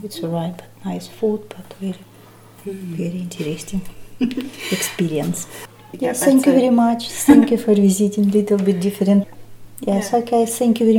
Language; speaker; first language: English; non-native, learner; Russian